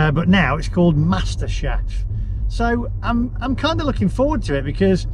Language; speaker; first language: English; native; English